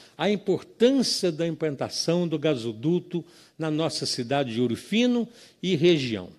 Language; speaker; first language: Portuguese; native; Portuguese